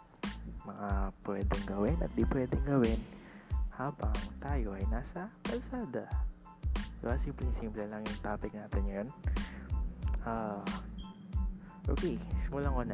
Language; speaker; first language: English; non-native, local second language; Filipino